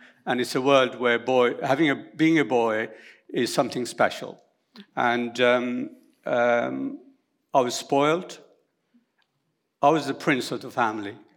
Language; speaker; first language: English; early bilingual, other home language; Urdu